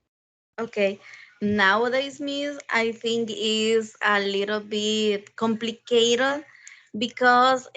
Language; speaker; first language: English; non-native, learner; Spanish